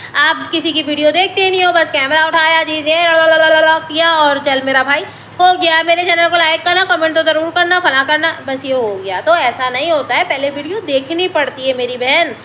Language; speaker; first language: Urdu; native; Urdu